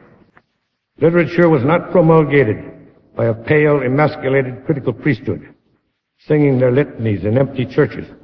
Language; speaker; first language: English; native; English